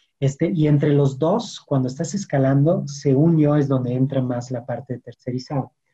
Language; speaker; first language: Spanish; non-native, fluent; French